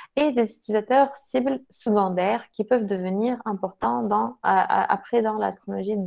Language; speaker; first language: French; non-native, local second language; Arabic